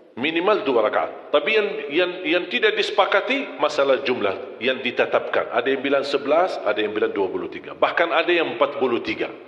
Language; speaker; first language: Malay; non-native, fluent; Arabic